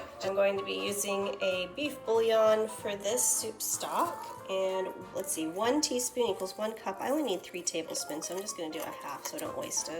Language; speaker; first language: English; native; English